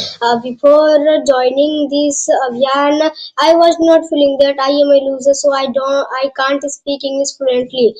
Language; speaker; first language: English; non-native, learner; Hindi